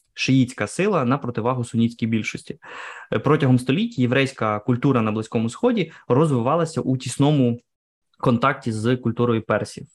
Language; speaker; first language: Ukrainian; native; Ukrainian